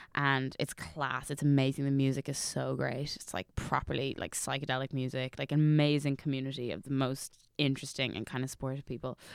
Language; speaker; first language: English; native; English